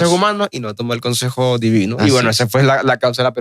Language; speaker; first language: Spanish; native; Spanish